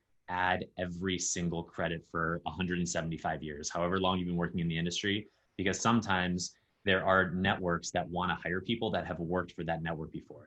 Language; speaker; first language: English; native; English